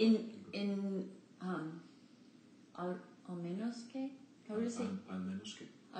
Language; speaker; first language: Spanish; non-native, learner; English